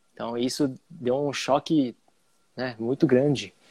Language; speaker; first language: Portuguese; early bilingual, other home language; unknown